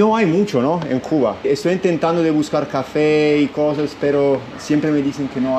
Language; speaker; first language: Spanish; non-native, learner; Italian